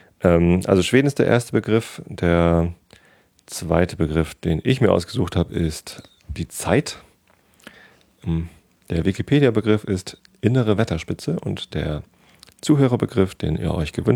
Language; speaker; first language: German; native; German